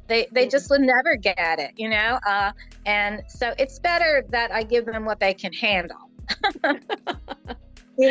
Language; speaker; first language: English; native; English